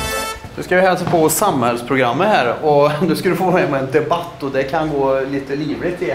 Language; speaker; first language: Swedish; native; Swedish